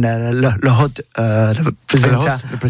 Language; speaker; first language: French; non-native, learner; English